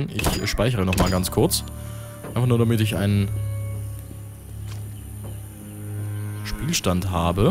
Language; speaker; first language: German; native; German